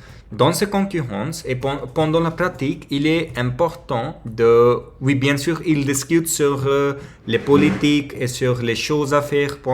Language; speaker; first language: French; non-native, learner; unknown